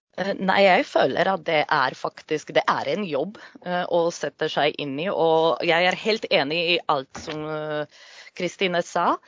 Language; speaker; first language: Norwegian; non-native, fluent; Polish